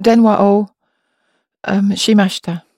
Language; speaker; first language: Japanese; non-native, learner; English